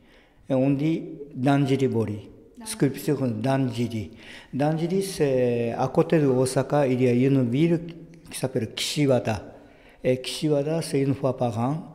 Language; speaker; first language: French; non-native, fluent; Japanese